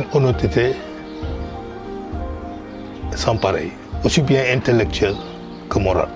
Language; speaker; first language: French; non-native, local second language; Wolof